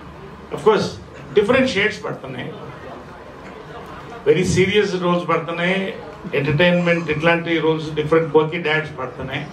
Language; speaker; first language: Telugu; native; Telugu